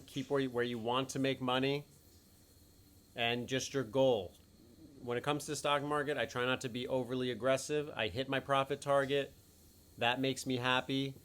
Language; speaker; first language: English; native; English